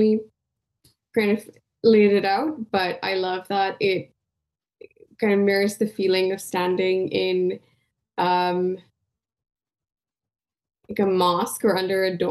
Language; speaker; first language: English; non-native, local second language; Urdu